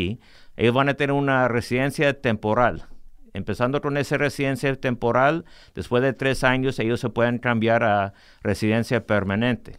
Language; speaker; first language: Spanish; early bilingual, heritage; English